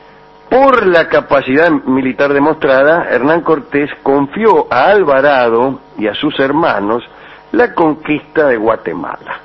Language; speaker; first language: Spanish; native; Spanish